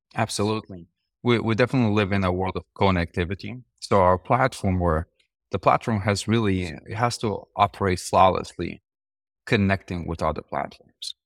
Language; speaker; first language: English; non-native, fluent; Romanian